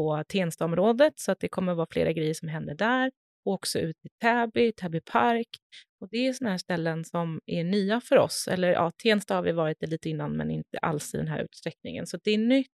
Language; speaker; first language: Swedish; native; Swedish